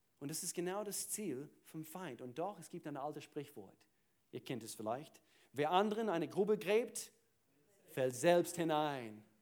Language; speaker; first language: German; non-native, fluent; English